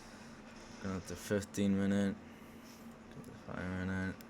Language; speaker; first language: English; early bilingual, other home language; Spanish